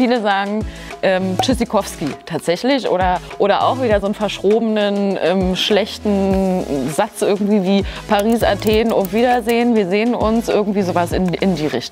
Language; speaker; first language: German; native; German